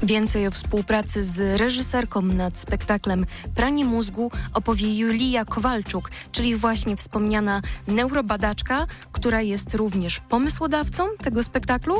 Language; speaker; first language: Polish; native; Polish